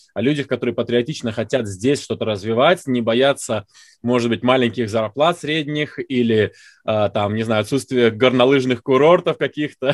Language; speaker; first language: Russian; native; Russian